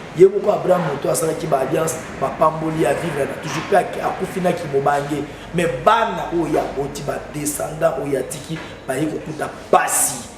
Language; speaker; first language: Lingala; native; Lingala